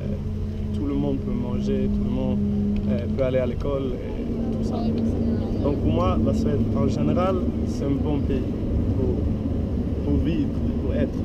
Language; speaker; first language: French; non-native, learner; Swedish